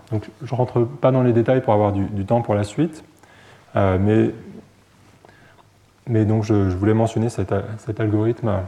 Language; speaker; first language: French; native; French